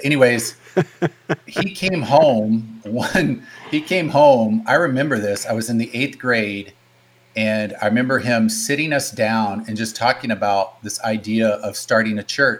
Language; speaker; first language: English; native; English